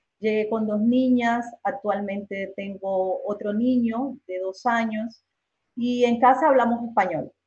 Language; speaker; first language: Spanish; native; Spanish